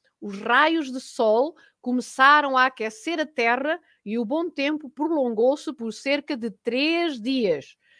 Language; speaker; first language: Portuguese; native; Portuguese